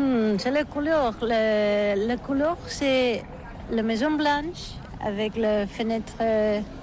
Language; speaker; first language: French; non-native, learner; Catalan